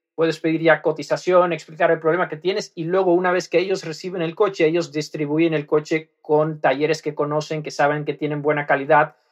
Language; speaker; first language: Spanish; non-native, fluent; Dutch